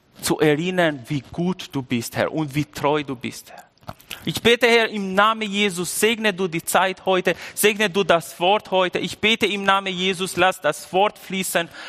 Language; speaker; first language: German; non-native, fluent; Albanian